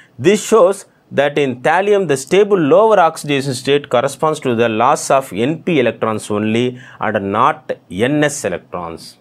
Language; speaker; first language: English; non-native, local second language; Tamil